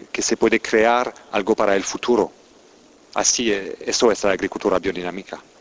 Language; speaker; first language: Spanish; non-native, fluent; French